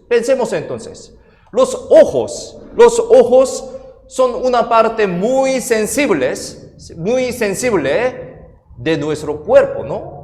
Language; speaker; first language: Spanish; non-native, fluent; Korean